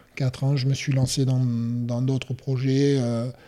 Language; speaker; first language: French; native; French